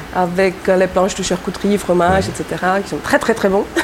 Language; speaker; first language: French; non-native, fluent; Czech